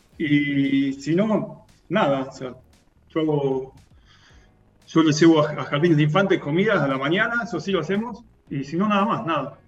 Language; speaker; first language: Spanish; native; Spanish